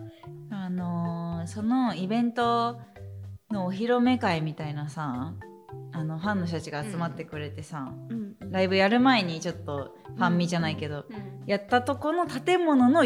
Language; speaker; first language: Japanese; native; Japanese